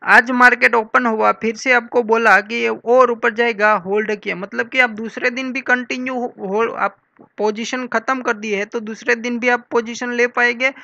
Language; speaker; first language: Hindi; non-native, local second language; Gujarati